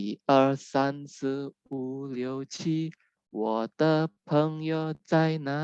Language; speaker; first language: Chinese; non-native, fluent; Indonesian